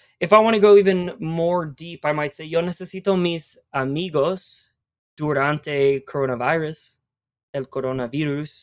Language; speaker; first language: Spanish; non-native, fluent; English